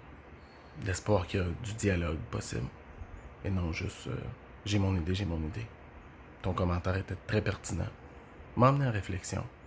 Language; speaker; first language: French; native; French